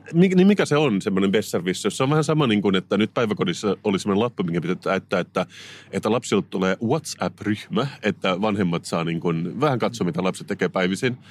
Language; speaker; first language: Finnish; native; Finnish